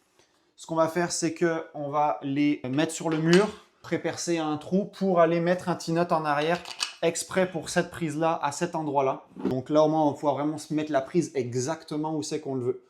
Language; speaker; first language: French; native; French